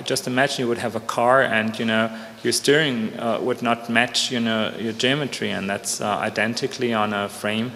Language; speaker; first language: English; non-native, fluent; German